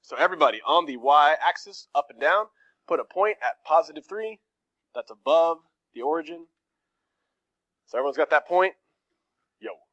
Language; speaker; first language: English; native; English